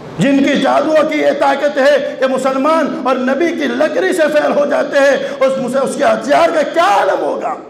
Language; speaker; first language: Urdu; non-native, local second language; Gujarati